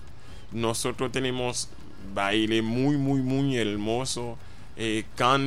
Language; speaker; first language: Spanish; non-native, fluent; Haitian Creole